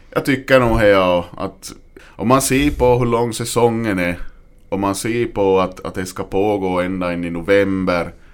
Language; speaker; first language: Swedish; native; Swedish